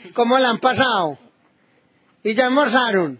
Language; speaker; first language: Spanish; native; Spanish